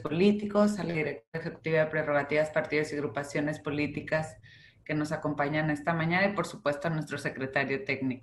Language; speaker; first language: Spanish; native; Spanish